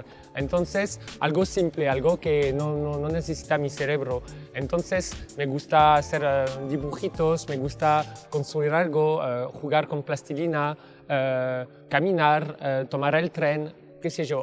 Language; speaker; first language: Spanish; non-native, fluent; French